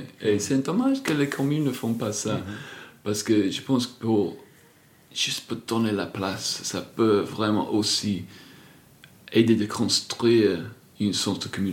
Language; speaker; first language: French; non-native, fluent; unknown